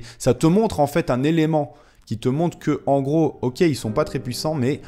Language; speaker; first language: French; native; French